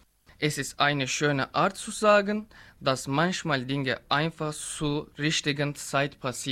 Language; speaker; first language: German; non-native, learner; Turkish